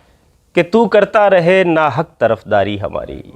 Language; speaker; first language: Urdu; native; Urdu